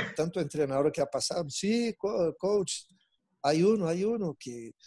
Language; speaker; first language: Spanish; non-native, fluent; Portuguese